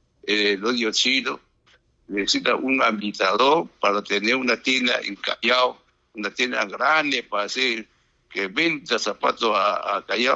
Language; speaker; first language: Spanish; non-native, learner; Chinese